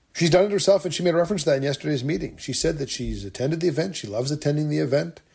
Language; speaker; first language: English; native; English